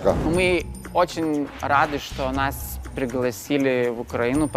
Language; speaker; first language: Russian; non-native, fluent; Lithuanian